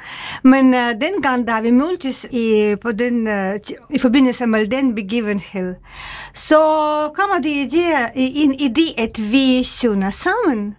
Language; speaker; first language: Danish; non-native, learner; Ukrainian